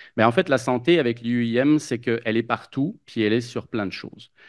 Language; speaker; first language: French; native; French